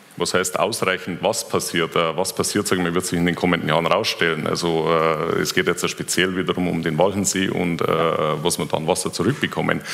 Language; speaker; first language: German; native; German